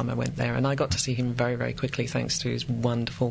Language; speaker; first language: English; native; English